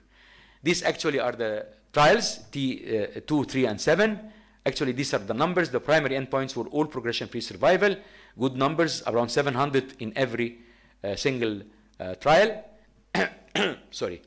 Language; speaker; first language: English; non-native, fluent; Arabic